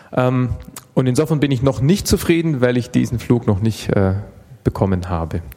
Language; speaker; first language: German; native; German